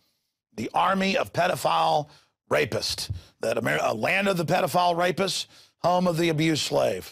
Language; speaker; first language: English; native; English